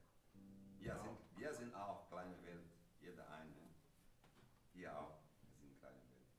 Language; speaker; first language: German; non-native, learner; Portuguese